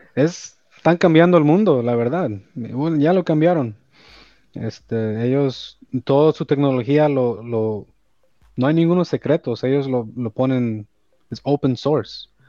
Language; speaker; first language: Spanish; early bilingual, heritage; Spanish